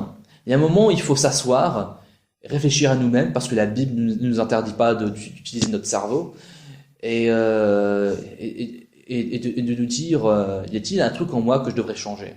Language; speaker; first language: French; native; French